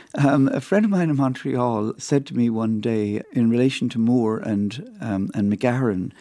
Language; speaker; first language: English; native; English